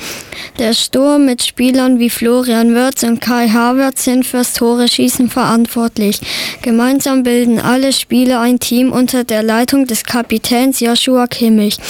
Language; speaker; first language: German; native; German